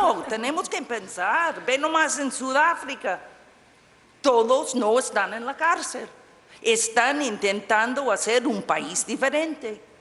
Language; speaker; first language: Spanish; non-native, fluent; English